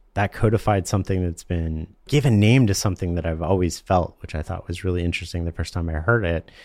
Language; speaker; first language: English; native; English